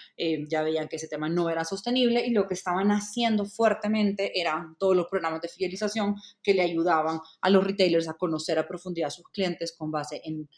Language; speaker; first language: Spanish; native; Spanish